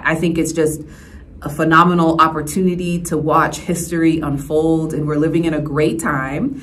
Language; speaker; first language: English; native; English